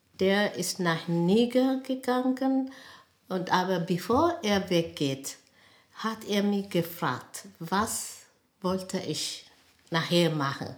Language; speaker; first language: German; non-native, learner; Amharic